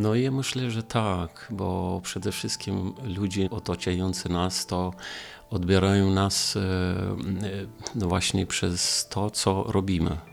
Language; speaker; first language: Polish; non-native, fluent; Romanian